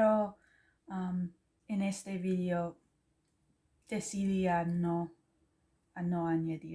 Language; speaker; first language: Spanish; non-native, learner; English